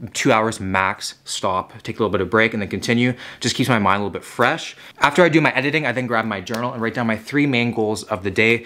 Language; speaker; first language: English; native; English